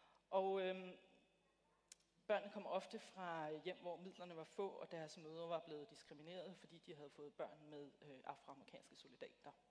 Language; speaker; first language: Danish; native; Danish